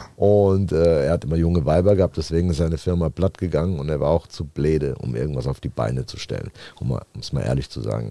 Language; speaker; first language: German; native; German